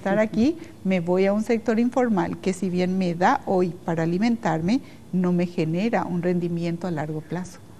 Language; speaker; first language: Spanish; native; Spanish